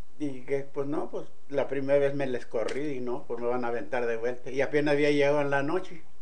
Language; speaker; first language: Spanish; native; Spanish